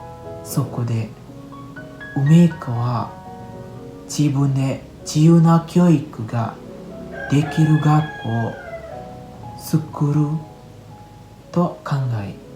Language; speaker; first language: Japanese; non-native, learner; Indonesian